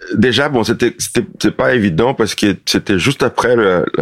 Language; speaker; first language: French; non-native, fluent; Portuguese